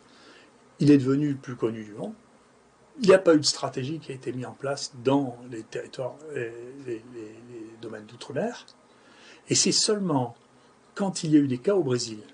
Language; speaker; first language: French; native; French